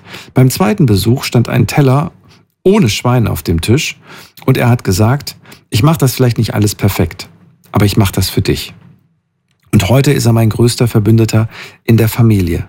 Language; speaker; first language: German; native; German